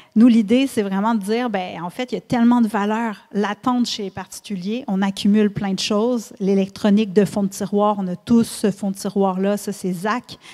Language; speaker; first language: French; native; French